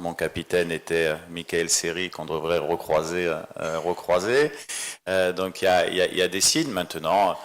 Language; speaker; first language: French; native; French